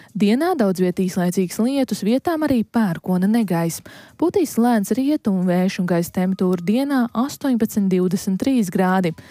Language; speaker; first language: Latvian; native; Latvian